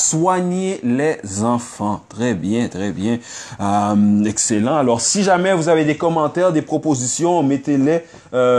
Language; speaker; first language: French; native; French